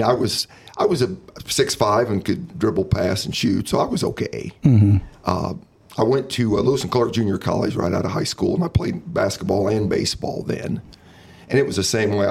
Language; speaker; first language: English; native; English